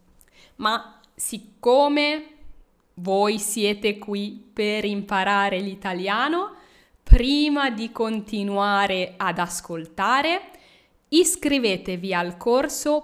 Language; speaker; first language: Italian; native; Italian